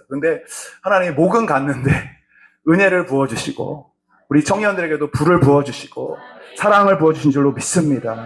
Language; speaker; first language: Korean; native; Korean